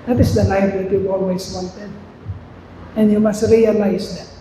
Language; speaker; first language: English; non-native, local second language; Filipino